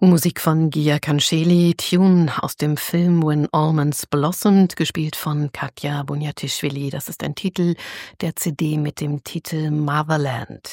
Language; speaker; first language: German; native; German